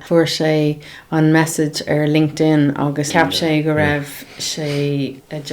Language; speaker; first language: Irish; non-native, learner; English